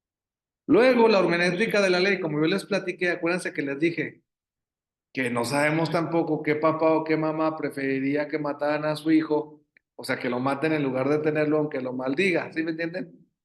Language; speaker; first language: Spanish; native; Spanish